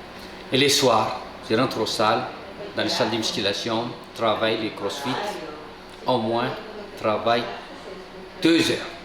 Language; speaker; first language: French; non-native, local second language; Malagasy